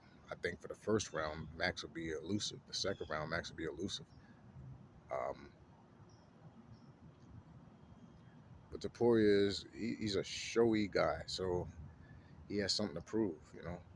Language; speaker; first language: English; native; English